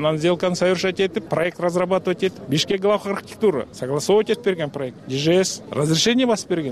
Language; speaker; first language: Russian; non-native, local second language; Kyrgyz